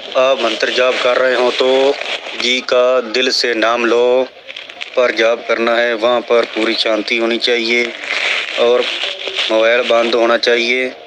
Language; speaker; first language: Hindi; non-native, local second language; Punjabi